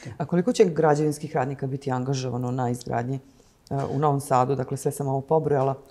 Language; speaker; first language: Bosnian; native; Bosnian